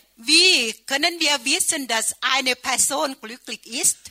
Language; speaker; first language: German; non-native, learner; Thai